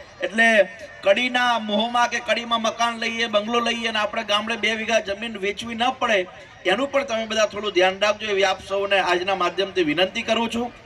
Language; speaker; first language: Gujarati; native; Gujarati